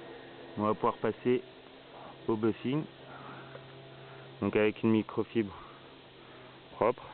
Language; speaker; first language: French; native; French